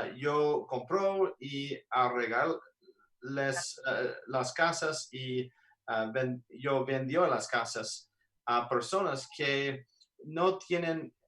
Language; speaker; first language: Spanish; non-native, learner; English